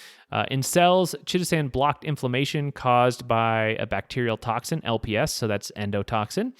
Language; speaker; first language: English; native; English